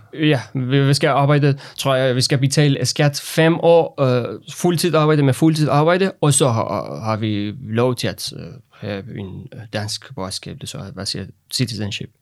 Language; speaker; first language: Danish; non-native, learner; Persian